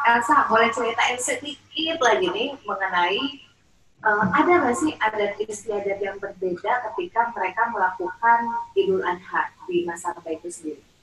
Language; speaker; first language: Indonesian; native; Indonesian